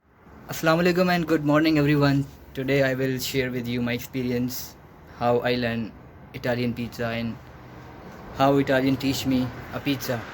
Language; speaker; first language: English; non-native, local second language; Urdu